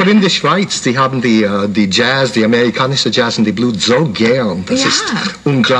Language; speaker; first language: German; non-native, learner; English